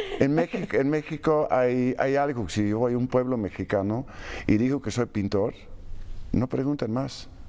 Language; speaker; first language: Spanish; non-native, fluent; Dutch